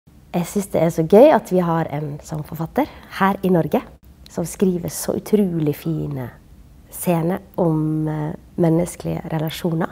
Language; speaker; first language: Norwegian; native; Norwegian